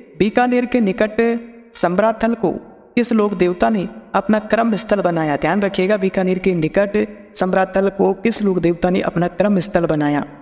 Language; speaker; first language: Hindi; native; Hindi